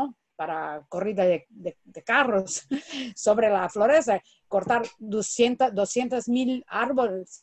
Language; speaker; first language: Spanish; non-native, fluent; Portuguese